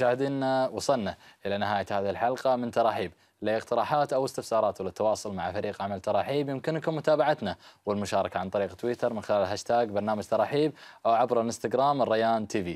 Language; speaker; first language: Arabic; native; Arabic